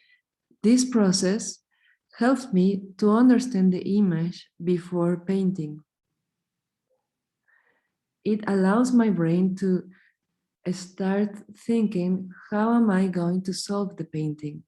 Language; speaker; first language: English; non-native, fluent; Spanish